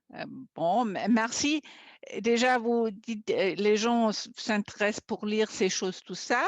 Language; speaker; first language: French; non-native, fluent; German